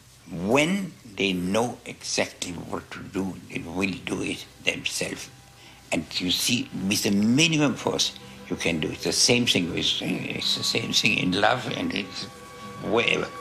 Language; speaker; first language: English; non-native, fluent; German